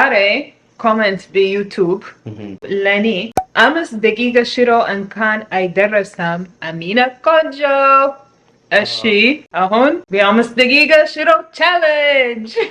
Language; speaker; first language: Amharic; non-native, learner; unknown